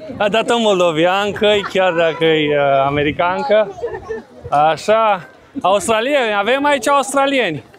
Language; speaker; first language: Romanian; native; Romanian